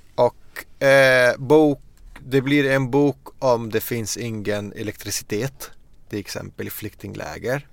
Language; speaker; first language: Swedish; non-native, fluent; Arabic